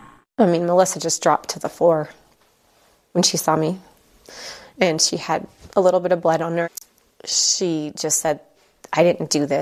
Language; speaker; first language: English; native; English